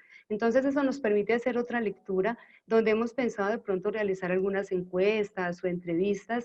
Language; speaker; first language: Spanish; native; Spanish